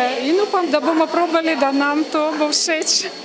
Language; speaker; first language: Slovenian; non-native, learner; Ukrainian